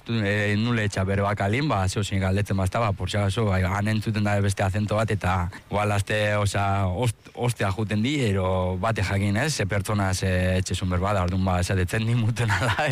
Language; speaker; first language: Basque; native; Basque